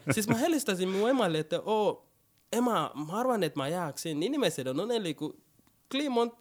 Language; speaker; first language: Estonian; non-native, fluent; English